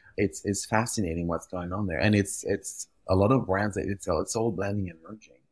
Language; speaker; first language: English; early bilingual, other home language; French